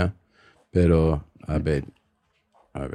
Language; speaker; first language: Spanish; early bilingual, heritage; Spanish